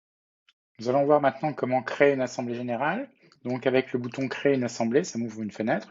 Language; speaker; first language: French; native; French